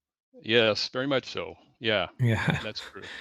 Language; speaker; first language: English; native; English